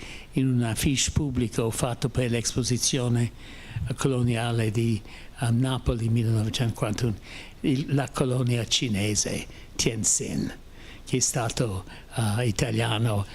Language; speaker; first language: Italian; non-native, fluent; English